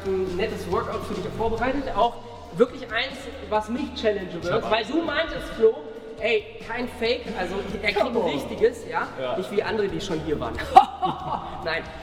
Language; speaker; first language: German; native; German